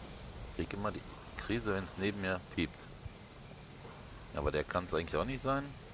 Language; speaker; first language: German; native; German